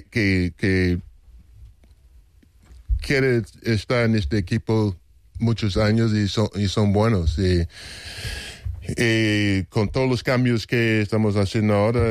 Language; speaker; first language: Spanish; non-native, fluent; English